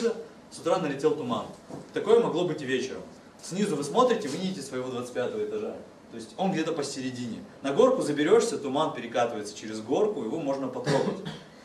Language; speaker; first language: Russian; native; Russian